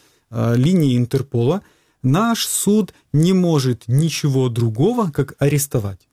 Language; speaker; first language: Russian; native; Russian